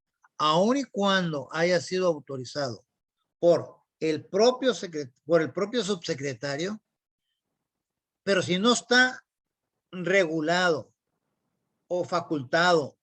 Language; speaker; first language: Spanish; native; Spanish